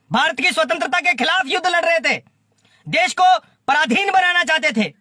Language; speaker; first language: Hindi; native; Hindi